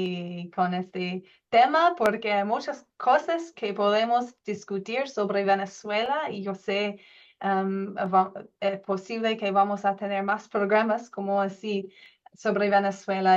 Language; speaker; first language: Spanish; non-native, learner; English